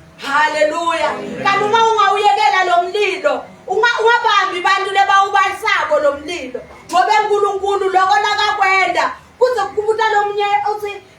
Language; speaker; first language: Zulu; non-native, local second language; Swati